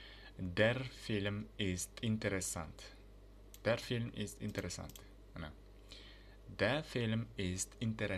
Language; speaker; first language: German; non-native, fluent; Uzbek